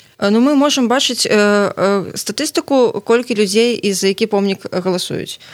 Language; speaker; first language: Belarusian; native; Belarusian